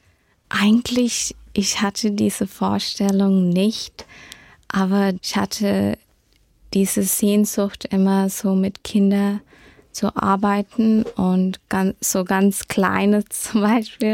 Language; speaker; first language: German; early bilingual, heritage; German